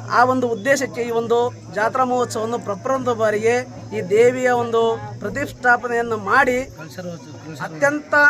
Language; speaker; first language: Kannada; non-native, local second language; Lambadi